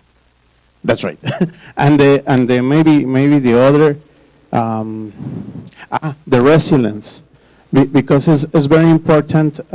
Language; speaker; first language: English; non-native, learner; Spanish